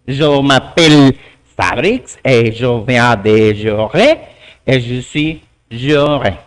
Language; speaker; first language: French; non-native, learner; Spanish